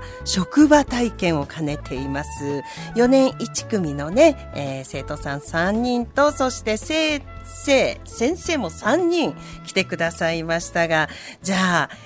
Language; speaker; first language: Japanese; native; Japanese